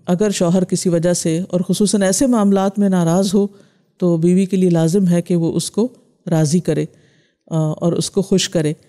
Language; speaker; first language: Urdu; native; Urdu